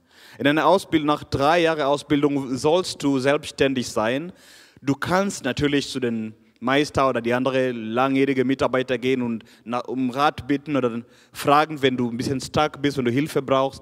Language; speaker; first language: German; non-native, fluent; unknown